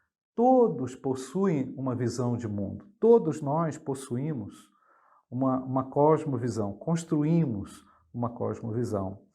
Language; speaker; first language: Portuguese; native; Portuguese